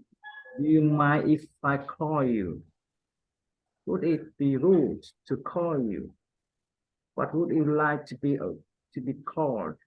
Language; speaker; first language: English; non-native, learner; Vietnamese